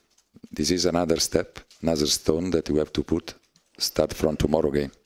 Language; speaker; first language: English; non-native, learner; Italian